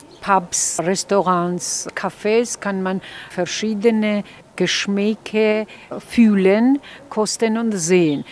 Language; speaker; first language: German; non-native, fluent; Georgian